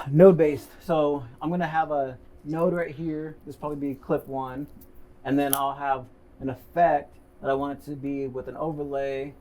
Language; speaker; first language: English; native; English